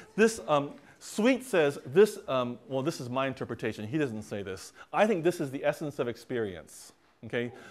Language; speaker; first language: English; native; English